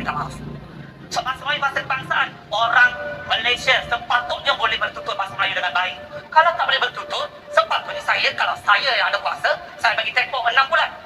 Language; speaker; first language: Malay; native; Malay